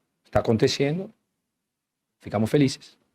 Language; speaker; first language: Portuguese; non-native, fluent; Spanish